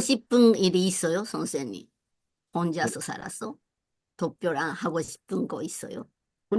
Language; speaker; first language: Korean; non-native, learner; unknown